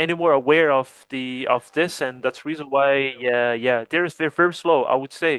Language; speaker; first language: English; non-native, fluent; Malagasy